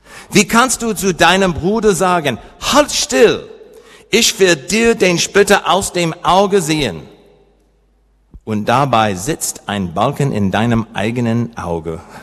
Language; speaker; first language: German; non-native, learner; English